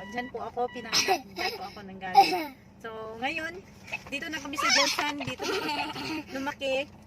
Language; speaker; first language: Filipino; non-native, local second language; Cebuano